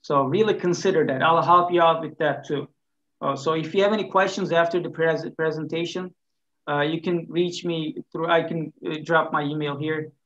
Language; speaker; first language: English; non-native, fluent; Turkish